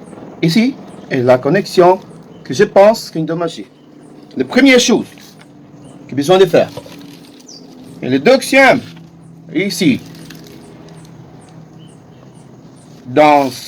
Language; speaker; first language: French; non-native, learner; Portuguese